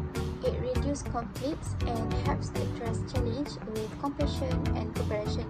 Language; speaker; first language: English; non-native, local second language; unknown